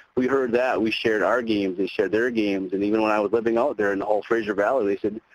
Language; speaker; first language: English; native; English